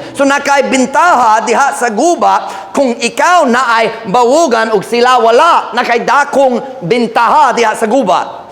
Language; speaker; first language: Cebuano; non-native, fluent; English